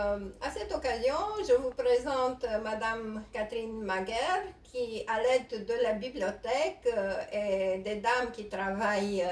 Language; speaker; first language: French; non-native, fluent; Romanian